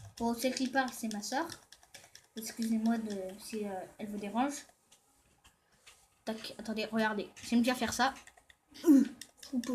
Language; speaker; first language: French; native; French